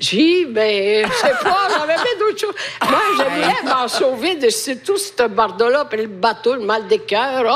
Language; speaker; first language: French; non-native, fluent; Italian